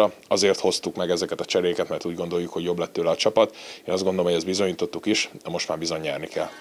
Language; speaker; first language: Hungarian; native; Hungarian